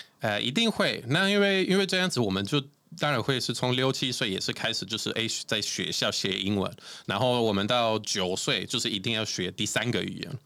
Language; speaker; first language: Chinese; non-native, fluent; Swedish